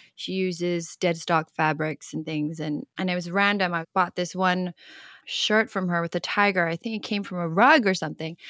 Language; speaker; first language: English; non-native, local second language; Cantonese